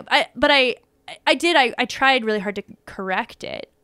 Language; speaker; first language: English; native; English